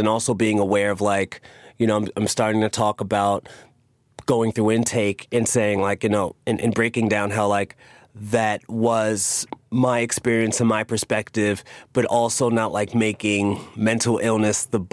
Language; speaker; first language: English; native; English